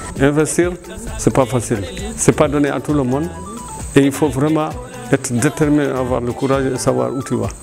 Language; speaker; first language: French; non-native, local second language; Fula